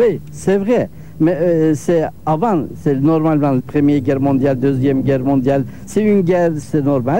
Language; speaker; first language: French; non-native, learner; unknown